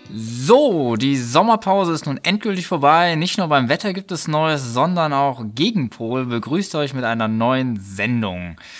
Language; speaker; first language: German; native; German